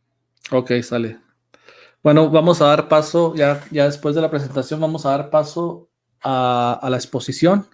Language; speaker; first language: Spanish; native; Spanish